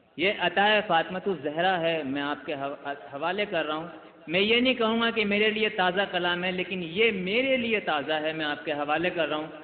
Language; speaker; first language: Urdu; native; Urdu